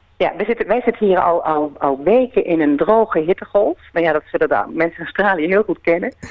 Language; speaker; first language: Dutch; native; Dutch